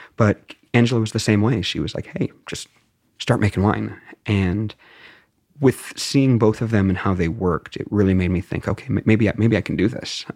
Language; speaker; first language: English; native; English